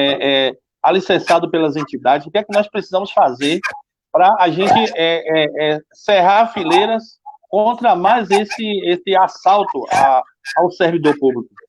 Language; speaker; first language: Portuguese; native; Portuguese